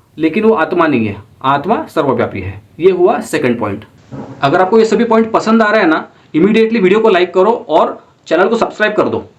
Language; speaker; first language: Hindi; non-native, local second language; Marathi